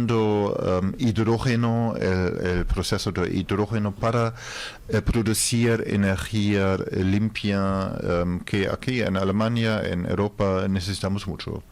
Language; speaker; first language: Spanish; non-native, fluent; German